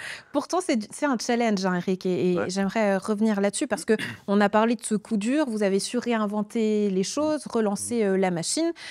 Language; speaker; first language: French; native; French